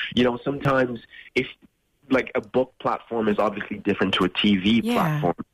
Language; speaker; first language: English; native; English